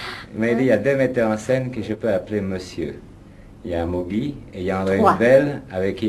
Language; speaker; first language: French; native; French